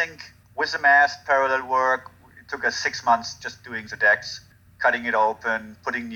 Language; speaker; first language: English; non-native, fluent; German